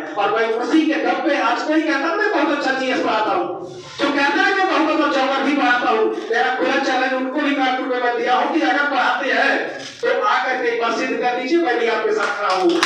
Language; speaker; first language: Hindi; native; Hindi